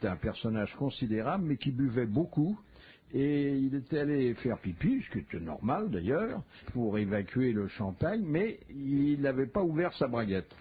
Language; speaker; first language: French; native; French